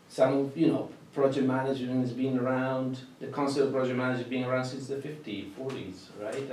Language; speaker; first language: English; non-native, fluent; Italian